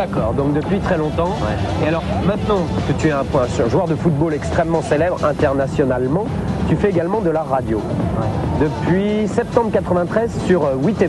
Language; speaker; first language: French; native; French